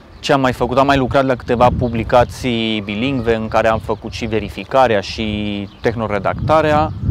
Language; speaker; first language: Romanian; non-native, fluent; Spanish